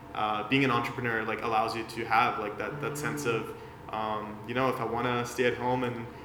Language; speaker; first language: English; early bilingual, other home language; Persian